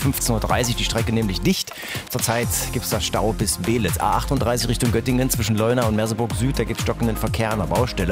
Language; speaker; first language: German; native; German